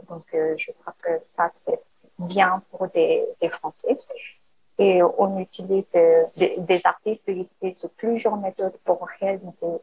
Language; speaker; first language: French; non-native, learner; Korean